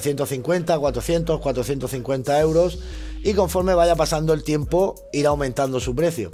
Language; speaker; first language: Spanish; native; Spanish